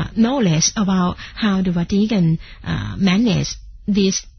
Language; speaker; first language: English; non-native, fluent; Thai